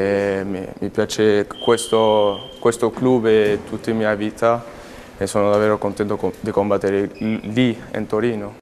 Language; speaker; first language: Italian; non-native, fluent; Spanish